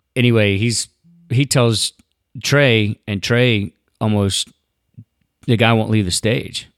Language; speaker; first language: English; native; English